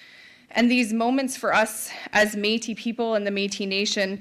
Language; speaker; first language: English; native; English